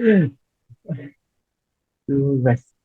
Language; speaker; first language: English; non-native, learner; Vietnamese